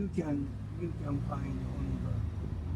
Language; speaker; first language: English; non-native, learner; Japanese